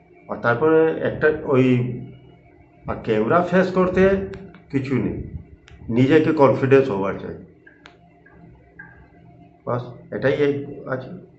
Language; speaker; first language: Bangla; non-native, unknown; Hindi